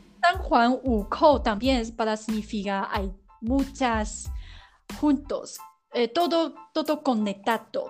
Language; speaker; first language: Spanish; non-native, learner; Chinese